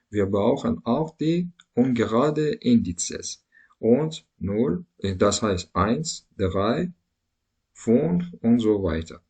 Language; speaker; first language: German; non-native, learner; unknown